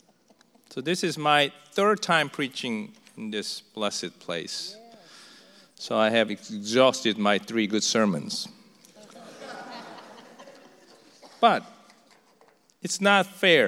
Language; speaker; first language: English; non-native, fluent; Korean